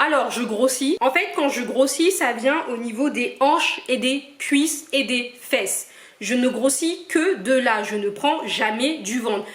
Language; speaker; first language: French; early bilingual, other home language; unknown